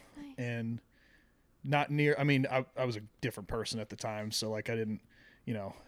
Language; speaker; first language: English; native; English